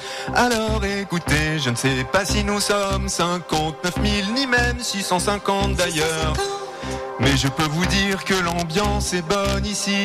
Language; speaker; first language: French; native; French